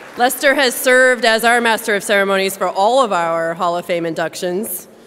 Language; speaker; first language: English; native; English